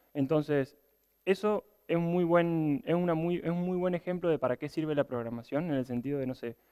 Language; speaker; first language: Spanish; native; Spanish